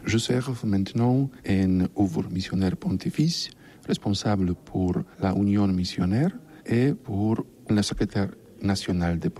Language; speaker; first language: French; non-native, learner; Polish